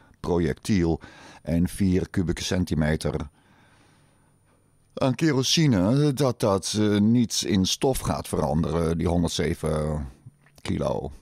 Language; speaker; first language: Dutch; native; Dutch